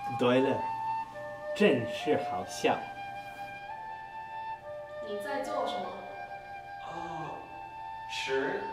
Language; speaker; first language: Chinese; non-native, learner; English